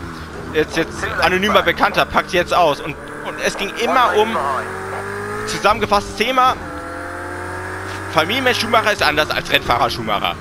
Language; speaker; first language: German; native; German